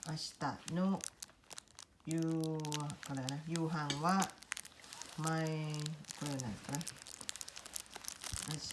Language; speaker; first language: Japanese; non-native, learner; Thai